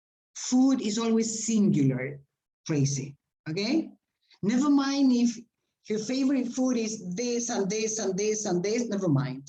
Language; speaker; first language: English; non-native, fluent; Spanish